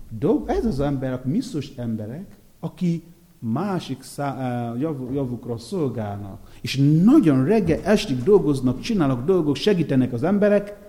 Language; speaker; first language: Hungarian; non-native, fluent; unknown